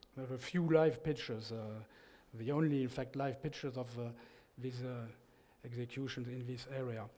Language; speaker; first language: English; non-native, fluent; French